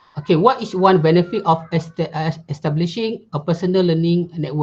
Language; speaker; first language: English; non-native, local second language; Malay